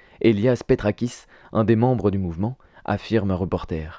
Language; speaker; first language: French; native; French